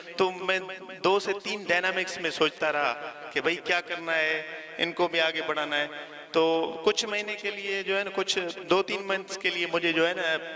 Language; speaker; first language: Urdu; non-native, local second language; Saraiki